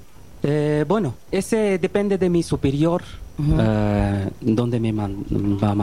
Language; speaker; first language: Spanish; non-native, learner; Bangla